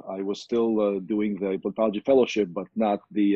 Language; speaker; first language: English; non-native, fluent; Hebrew